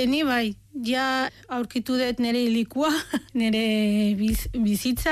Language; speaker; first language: Basque; non-native, fluent; Arabic